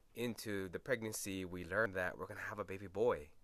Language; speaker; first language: English; early bilingual, other home language; Spanish